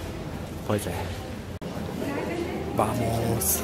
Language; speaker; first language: Portuguese; non-native, fluent; German